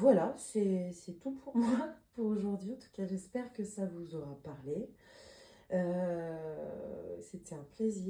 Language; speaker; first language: French; native; French